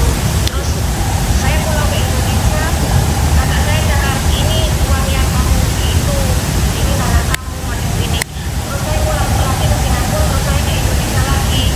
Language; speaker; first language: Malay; non-native, local second language; Javanese